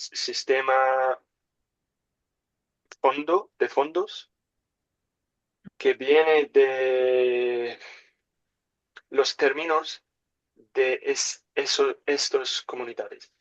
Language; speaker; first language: Spanish; non-native, learner; English